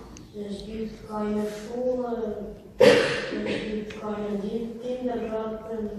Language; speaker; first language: German; non-native, learner; Croatian